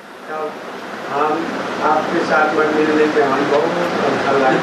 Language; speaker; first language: Hindi; non-native, learner; Nepali